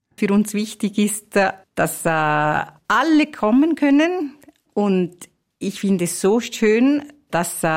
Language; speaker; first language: German; non-native, fluent; Italian